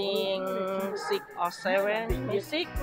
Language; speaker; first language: English; non-native, learner; Thai